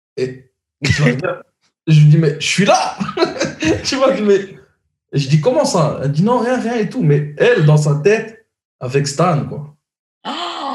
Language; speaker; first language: French; native; French